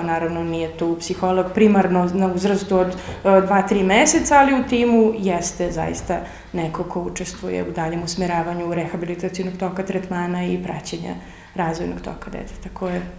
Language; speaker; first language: Serbian; native; Serbian